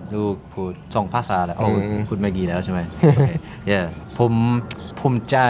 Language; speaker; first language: Thai; non-native, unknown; English